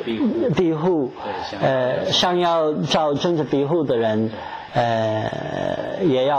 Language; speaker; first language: Chinese; non-native, fluent; English